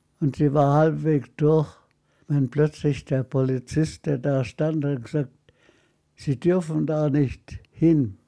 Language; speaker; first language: German; non-native, fluent; Arabic